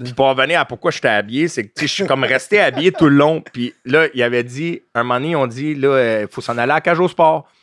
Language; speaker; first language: French; native; French